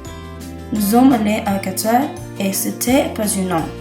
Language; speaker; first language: French; non-native, learner; Spanish